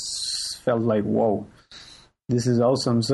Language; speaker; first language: English; non-native, fluent; French